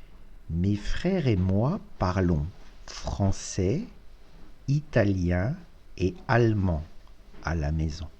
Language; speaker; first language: French; non-native, fluent; Russian